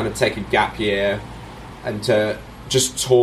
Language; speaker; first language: English; native; English